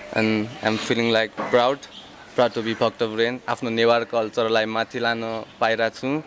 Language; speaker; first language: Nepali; non-native, local second language; Newari